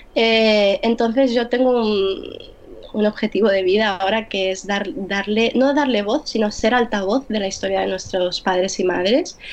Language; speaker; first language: Spanish; early bilingual, other home language; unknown